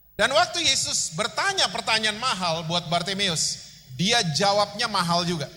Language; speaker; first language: Indonesian; native; Indonesian